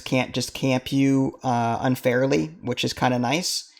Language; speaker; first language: English; native; English